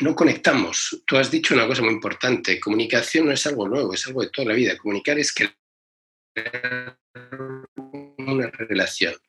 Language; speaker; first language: Spanish; native; Spanish